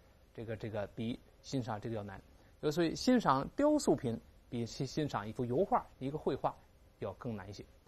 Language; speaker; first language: Chinese; native; Chinese